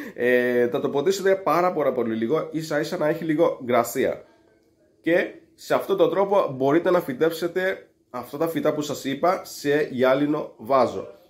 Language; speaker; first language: Greek; non-native, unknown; Bangla